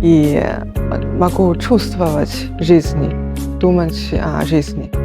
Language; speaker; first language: Russian; non-native, fluent; Chinese